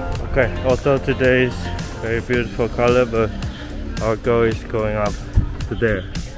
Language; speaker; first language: English; non-native, fluent; Chinese